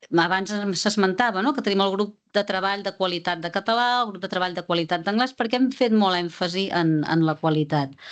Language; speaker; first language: Catalan; native; Catalan